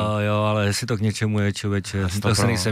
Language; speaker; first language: Czech; native; Czech